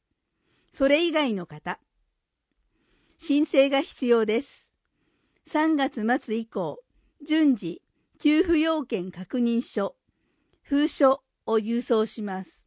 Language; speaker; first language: Japanese; native; Japanese